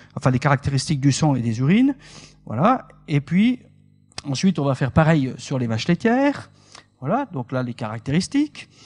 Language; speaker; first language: French; native; French